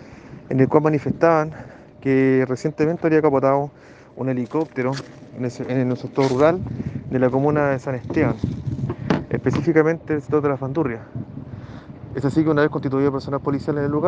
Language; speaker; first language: Spanish; native; Spanish